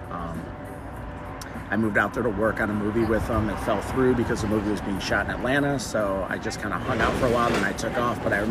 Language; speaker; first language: English; native; English